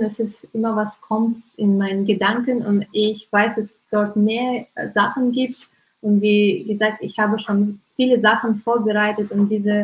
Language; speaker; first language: German; non-native, learner; Russian